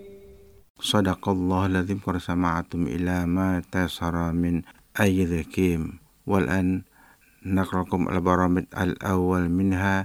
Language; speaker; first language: Arabic; non-native, fluent; Indonesian